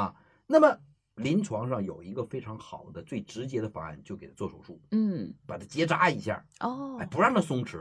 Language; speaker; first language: Chinese; native; Chinese